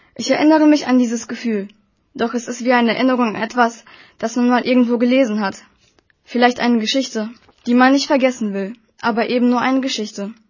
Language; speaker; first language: German; early bilingual, other home language; Russian